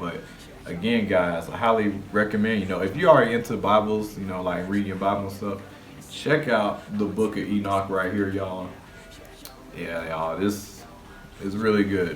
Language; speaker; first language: English; native; English